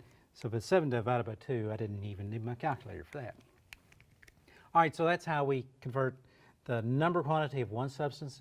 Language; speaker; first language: English; native; English